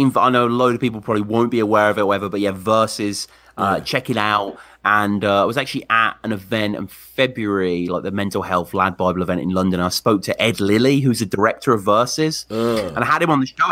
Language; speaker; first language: English; native; English